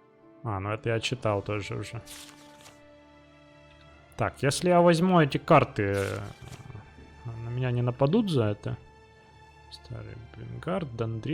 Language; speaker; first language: Russian; native; Russian